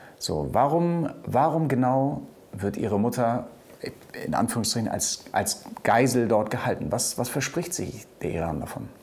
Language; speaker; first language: German; native; German